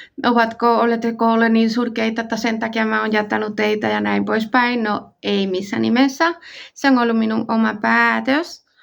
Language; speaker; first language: Finnish; non-native, fluent; Spanish